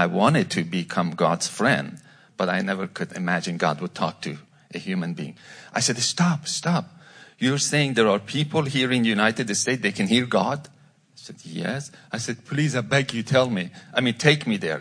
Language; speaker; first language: English; non-native, fluent; Persian